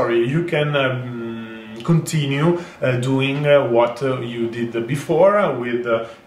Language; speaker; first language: English; non-native, fluent; Italian